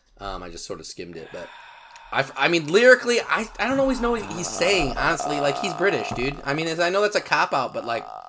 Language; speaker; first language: English; native; English